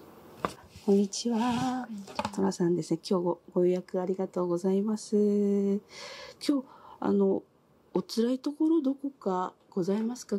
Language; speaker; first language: Japanese; native; Japanese